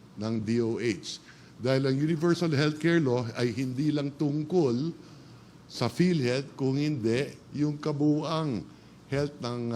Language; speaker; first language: Filipino; native; Filipino